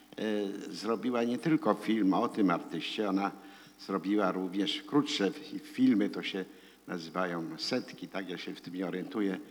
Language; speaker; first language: Polish; early bilingual, heritage; Polish